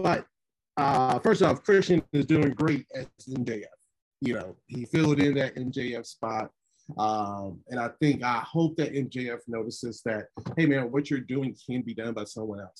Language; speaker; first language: English; native; English